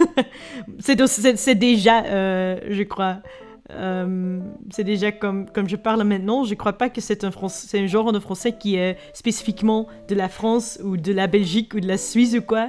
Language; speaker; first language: French; non-native, learner; Dutch